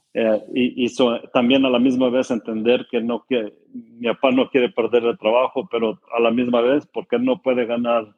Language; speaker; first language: Spanish; early bilingual, heritage; Spanish